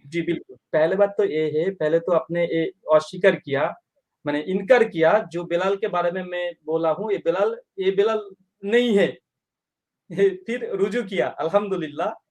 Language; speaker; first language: Hindi; non-native, local second language; Bangla